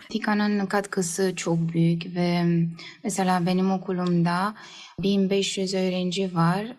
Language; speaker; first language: Turkish; early bilingual, heritage; Turkish